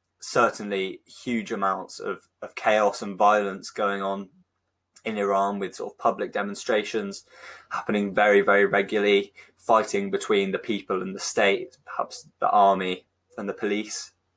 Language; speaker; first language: English; native; English